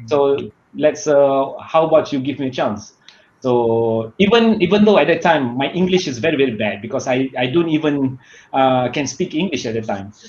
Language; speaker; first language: English; non-native, learner; Malay